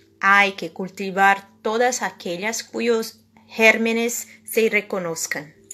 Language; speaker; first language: Spanish; non-native, fluent; Portuguese